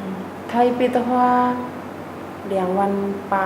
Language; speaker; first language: Chinese; non-native, fluent; Indonesian